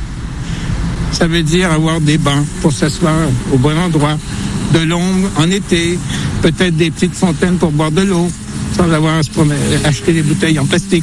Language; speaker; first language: French; native; French